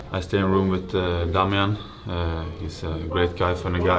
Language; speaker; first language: English; non-native, fluent; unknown